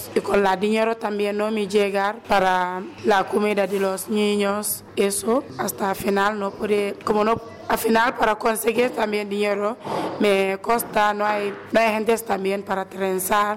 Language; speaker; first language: Spanish; non-native, learner; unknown